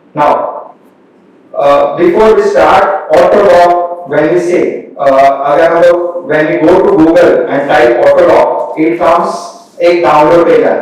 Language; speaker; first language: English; non-native, local second language; Hindi